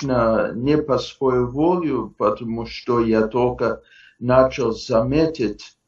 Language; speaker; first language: Russian; non-native, fluent; English